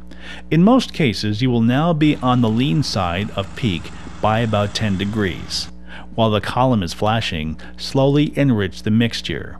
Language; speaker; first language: English; native; English